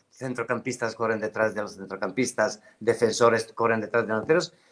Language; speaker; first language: Spanish; non-native, fluent; Serbian